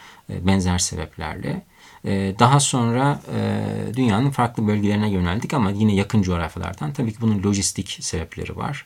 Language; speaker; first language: Turkish; native; Turkish